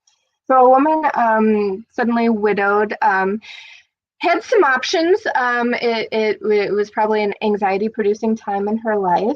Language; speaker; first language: English; native; English